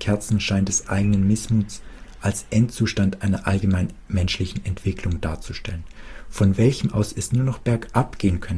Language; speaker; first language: German; native; German